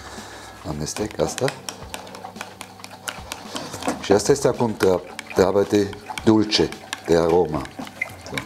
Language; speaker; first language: Romanian; non-native, learner; German